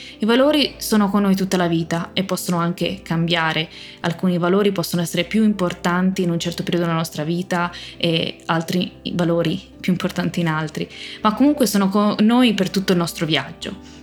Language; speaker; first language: Italian; native; Italian